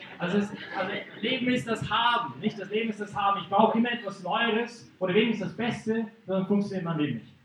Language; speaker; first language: German; non-native, fluent; English